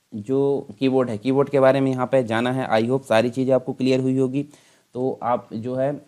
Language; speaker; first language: Hindi; native; Hindi